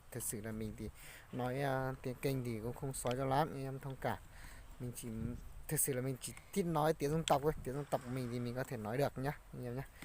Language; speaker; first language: Vietnamese; non-native, local second language; Hmong